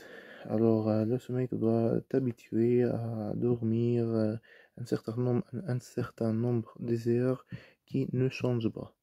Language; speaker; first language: French; non-native, fluent; Arabic